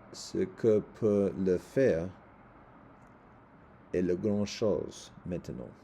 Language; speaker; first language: French; non-native, learner; English